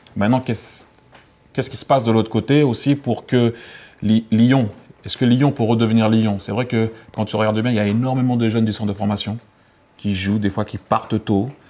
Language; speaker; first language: French; native; French